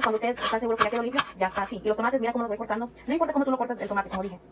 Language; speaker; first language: Spanish; early bilingual, heritage; Spanish